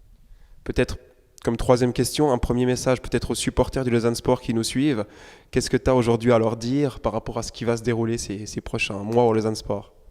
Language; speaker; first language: French; native; French